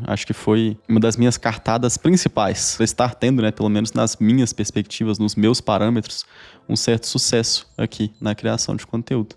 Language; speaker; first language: Portuguese; native; Portuguese